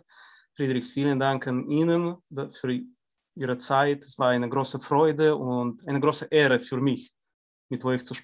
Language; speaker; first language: German; non-native, fluent; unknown